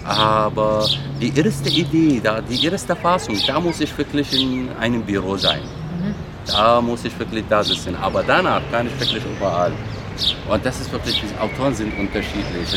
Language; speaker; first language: German; non-native, fluent; Arabic